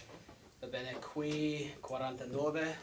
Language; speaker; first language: Italian; non-native, learner; English